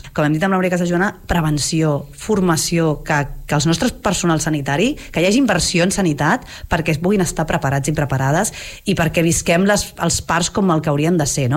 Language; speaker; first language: Catalan; native; Catalan